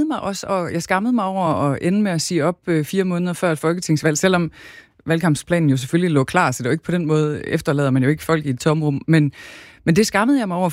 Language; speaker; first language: Danish; native; Danish